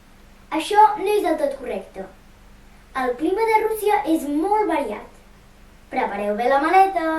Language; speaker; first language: Catalan; early bilingual, other home language; Russian